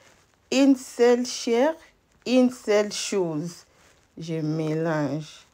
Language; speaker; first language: French; non-native, local second language; Lingala